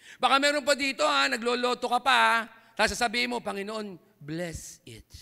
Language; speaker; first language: Filipino; native; Filipino